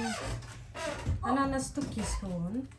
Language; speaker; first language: Dutch; non-native, learner; Indonesian